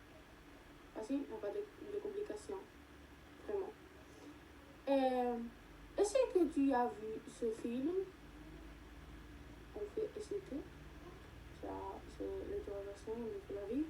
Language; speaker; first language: French; non-native, learner; Spanish